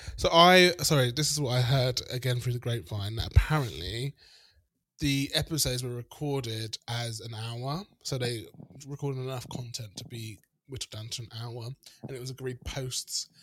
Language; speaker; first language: English; native; English